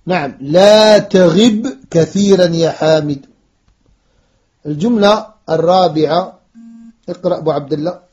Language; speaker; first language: Arabic; non-native, fluent; French